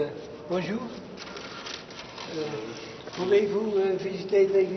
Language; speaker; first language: French; non-native, learner; Dutch